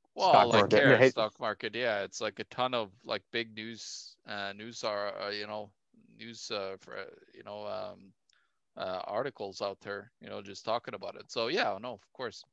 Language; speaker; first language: English; non-native, fluent; Norwegian